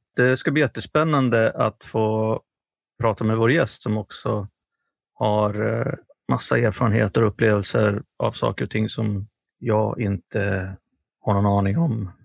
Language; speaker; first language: Swedish; native; Swedish